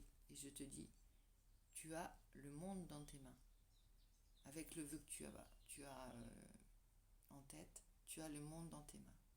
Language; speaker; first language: French; native; French